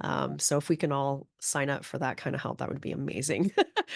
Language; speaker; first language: English; native; English